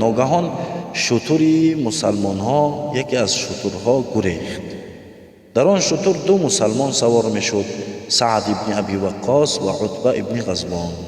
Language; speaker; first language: Persian; native; Persian